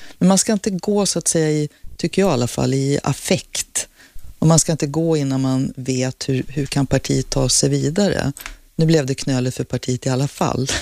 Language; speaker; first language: Swedish; native; Swedish